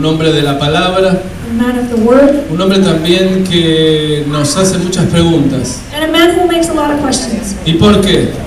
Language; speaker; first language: Spanish; non-native, fluent; English